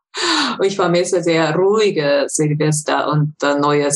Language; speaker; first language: German; non-native, fluent; Japanese